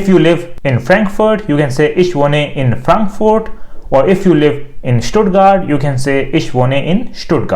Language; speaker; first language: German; non-native, learner; Urdu